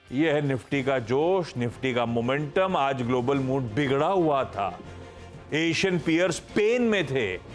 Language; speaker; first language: Hindi; native; Hindi